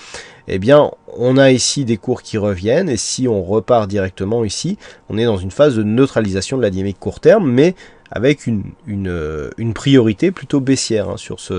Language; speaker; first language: French; native; French